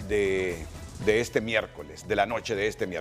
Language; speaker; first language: Spanish; native; Spanish